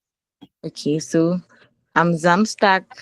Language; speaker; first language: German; non-native, learner; Akan